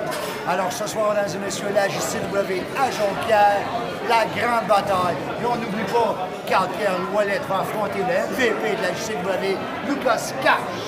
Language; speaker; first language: French; native; French